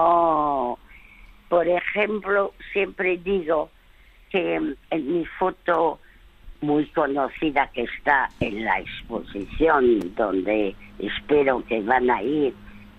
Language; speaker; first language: Spanish; native; Spanish